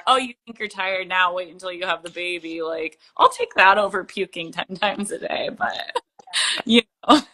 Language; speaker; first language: English; native; English